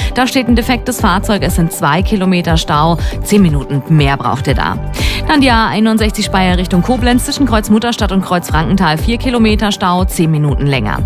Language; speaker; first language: German; native; German